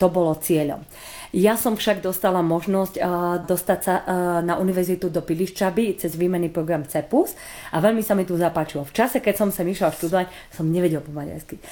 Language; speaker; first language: Slovak; native; Slovak